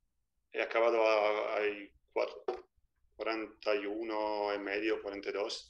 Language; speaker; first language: Spanish; non-native, fluent; Italian